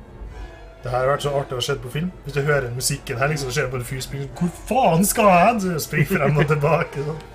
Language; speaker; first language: Norwegian; native; Norwegian